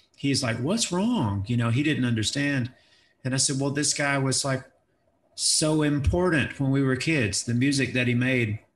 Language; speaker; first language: English; native; English